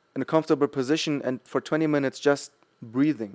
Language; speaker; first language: English; non-native, fluent; German